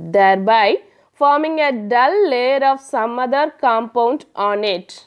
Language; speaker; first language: English; non-native, local second language; Tamil